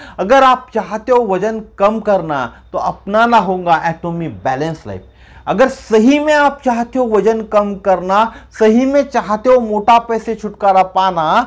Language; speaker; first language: Hindi; non-native, local second language; Marathi